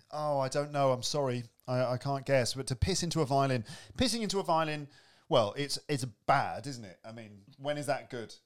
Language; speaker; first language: English; native; English